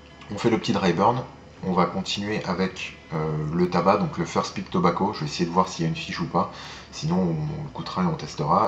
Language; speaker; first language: French; native; French